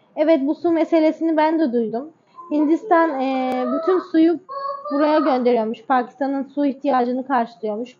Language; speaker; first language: Turkish; native; Turkish